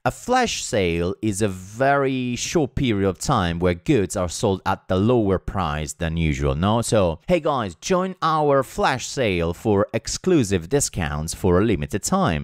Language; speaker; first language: English; non-native, fluent; Italian